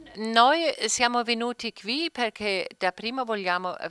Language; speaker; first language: Italian; non-native, fluent; German